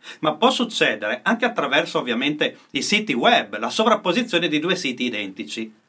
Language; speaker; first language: Italian; native; Italian